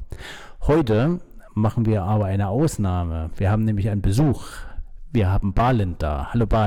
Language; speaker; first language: German; native; German